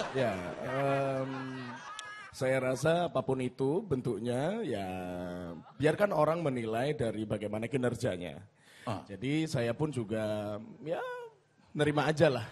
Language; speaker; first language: Indonesian; native; Indonesian